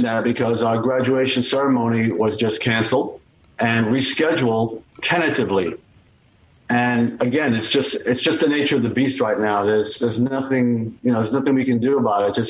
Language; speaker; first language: English; native; English